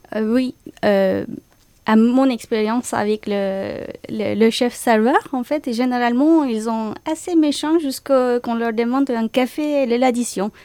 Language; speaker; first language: French; non-native, fluent; Turkish